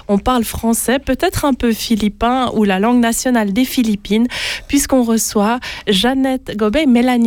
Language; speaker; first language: French; native; French